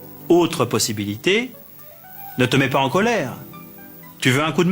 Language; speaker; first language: French; native; French